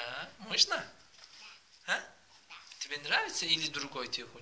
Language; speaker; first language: Russian; non-native, learner; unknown